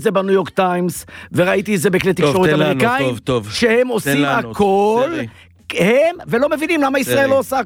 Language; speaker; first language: Hebrew; native; Hebrew